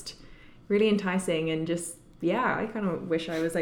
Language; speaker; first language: English; native; English